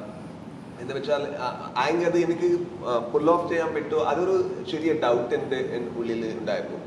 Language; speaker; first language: Malayalam; non-native, learner; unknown